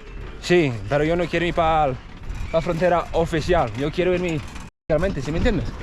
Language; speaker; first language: Spanish; non-native, fluent; English